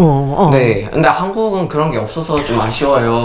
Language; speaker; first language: Korean; early bilingual, other home language; English